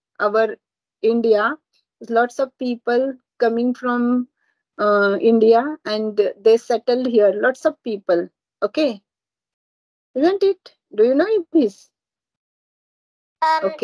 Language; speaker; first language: English; non-native, learner; Marathi